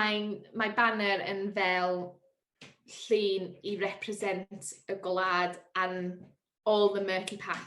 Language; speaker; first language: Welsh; non-native, learner; English